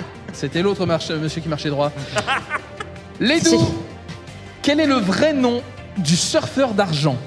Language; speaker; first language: French; native; French